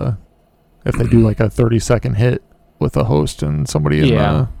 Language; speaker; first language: English; native; English